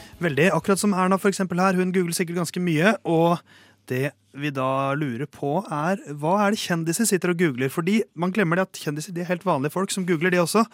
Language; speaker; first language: Norwegian; native; Norwegian